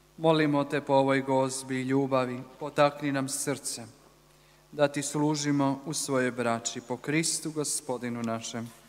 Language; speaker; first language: Croatian; native; Croatian